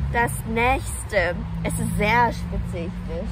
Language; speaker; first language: German; non-native, fluent; Japanese